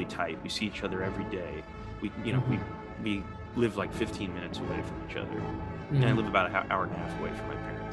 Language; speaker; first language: English; native; English